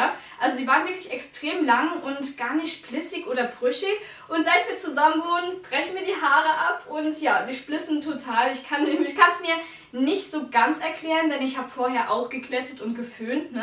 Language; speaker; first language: German; native; German